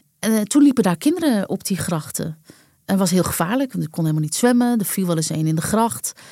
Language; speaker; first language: Dutch; early bilingual, other home language; Arabic